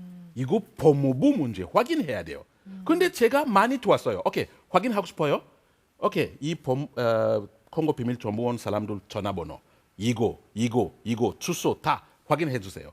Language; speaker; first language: Korean; non-native, learner; French